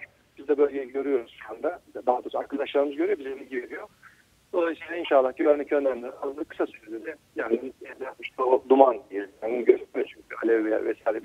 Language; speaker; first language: Turkish; native; Turkish